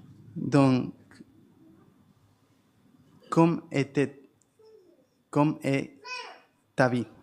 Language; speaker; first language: French; non-native, fluent; Spanish